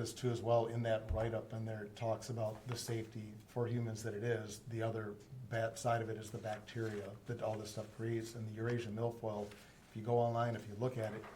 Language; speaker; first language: English; native; English